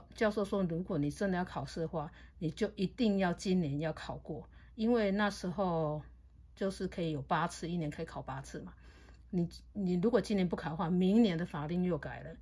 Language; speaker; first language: Chinese; native; Chinese